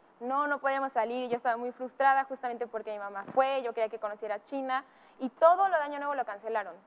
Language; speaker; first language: Spanish; native; Spanish